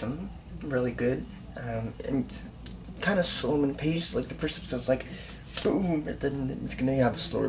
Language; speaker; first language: English; native; English